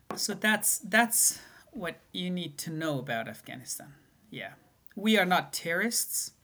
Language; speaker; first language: English; non-native, fluent; Persian